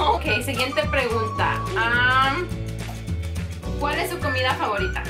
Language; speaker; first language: Spanish; early bilingual, heritage; Spanish